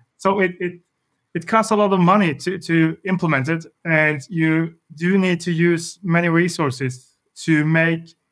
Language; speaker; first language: English; non-native, fluent; Norwegian